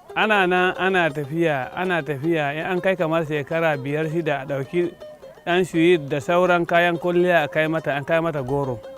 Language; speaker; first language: Hausa; non-native, local second language; Fula